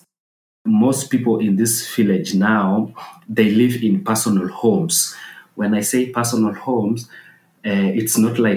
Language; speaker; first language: English; non-native, local second language; Masai